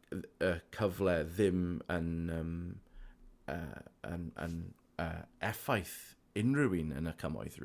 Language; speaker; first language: Welsh; non-native, local second language; English